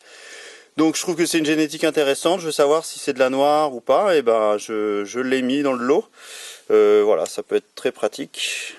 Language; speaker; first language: French; native; French